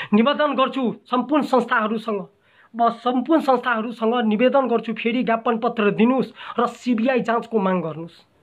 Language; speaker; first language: Nepali; non-native, local second language; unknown